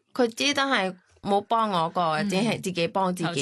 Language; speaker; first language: Cantonese; non-native, fluent; Thai